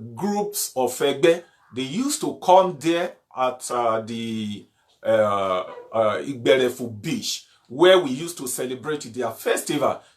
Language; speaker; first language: English; non-native, local second language; Yoruba